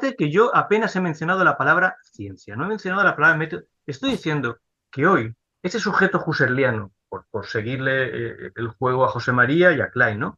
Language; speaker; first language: Spanish; native; Spanish